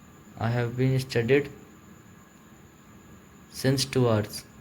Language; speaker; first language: English; non-native, learner; Hindi